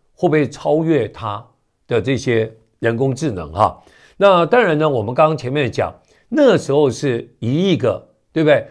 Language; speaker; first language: Chinese; native; Chinese